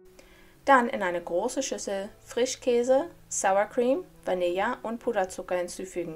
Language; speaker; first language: German; non-native, fluent; English